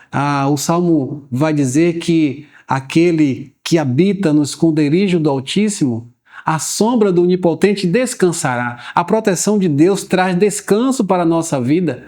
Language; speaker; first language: Portuguese; native; Portuguese